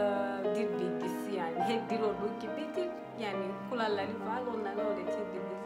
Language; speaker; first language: Turkish; non-native, fluent; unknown